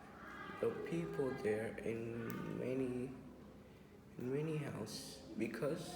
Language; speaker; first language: English; non-native, learner; Vietnamese